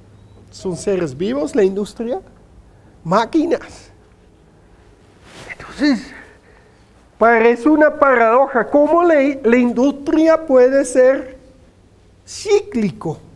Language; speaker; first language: Spanish; non-native, fluent; Dutch